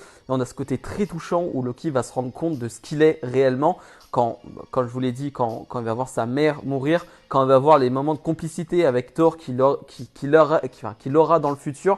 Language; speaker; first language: French; native; French